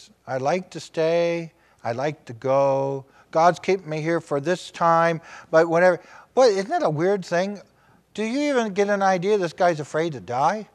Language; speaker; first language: English; native; English